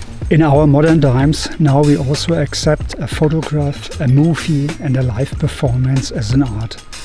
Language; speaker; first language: English; non-native, fluent; German